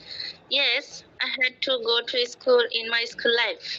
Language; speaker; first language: English; non-native, learner; Bangla